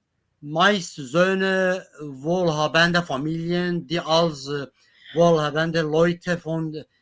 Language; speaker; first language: German; non-native, learner; Kurdish